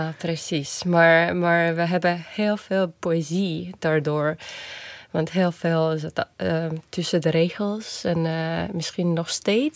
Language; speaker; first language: Dutch; non-native, fluent; Estonian